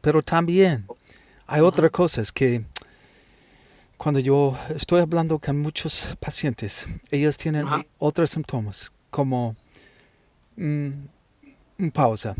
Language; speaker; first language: Spanish; non-native, learner; English